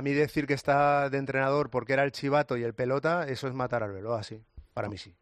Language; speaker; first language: Spanish; native; Spanish